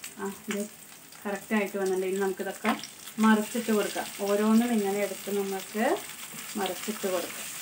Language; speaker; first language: Malayalam; non-native, local second language; Konkani